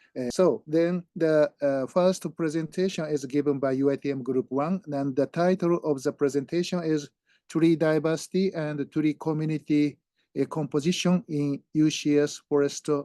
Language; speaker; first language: English; non-native, fluent; Japanese